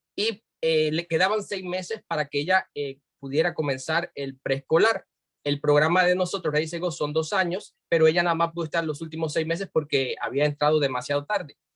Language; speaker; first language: Spanish; native; Spanish